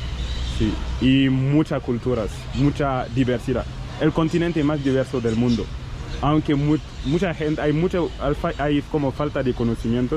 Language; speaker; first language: Spanish; non-native, local second language; French